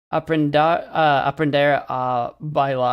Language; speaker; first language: Spanish; non-native, learner; English